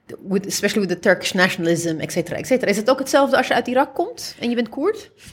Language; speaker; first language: Dutch; early bilingual, other home language; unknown